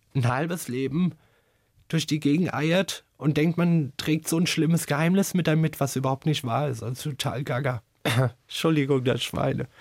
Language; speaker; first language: German; native; German